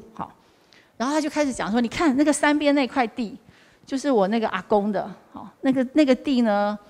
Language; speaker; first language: Chinese; native; Chinese